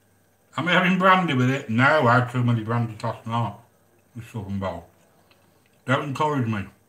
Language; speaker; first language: English; native; English